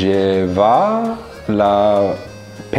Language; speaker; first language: French; non-native, learner; English